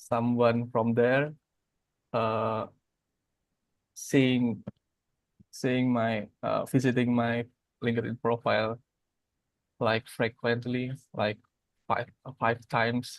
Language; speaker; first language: English; non-native, learner; Indonesian